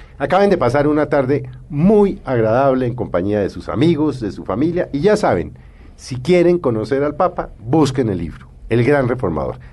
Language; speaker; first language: Spanish; native; Spanish